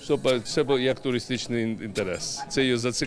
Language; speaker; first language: Ukrainian; non-native, learner; Georgian